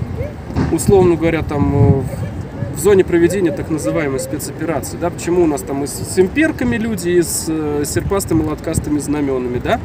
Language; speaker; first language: Russian; native; Russian